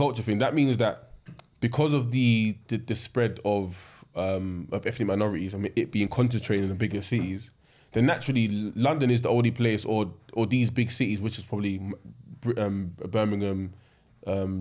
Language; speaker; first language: English; native; English